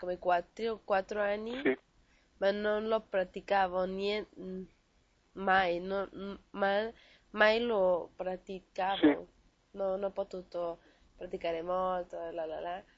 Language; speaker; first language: Italian; non-native, learner; Spanish